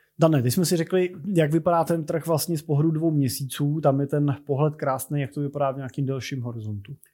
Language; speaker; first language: Czech; native; Czech